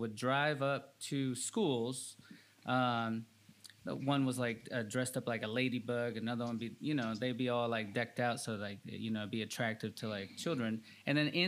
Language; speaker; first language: English; early bilingual, other home language; Spanish